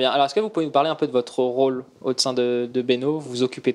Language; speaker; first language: French; native; French